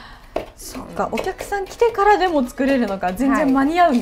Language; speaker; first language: Japanese; native; Japanese